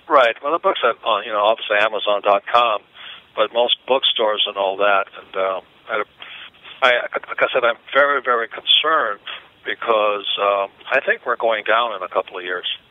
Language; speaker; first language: English; native; English